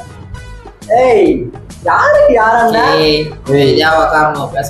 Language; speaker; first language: Tamil; native; Tamil